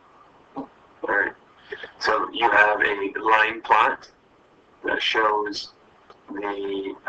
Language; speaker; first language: English; native; English